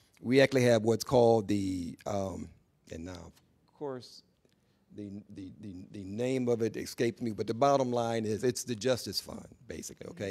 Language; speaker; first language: English; native; English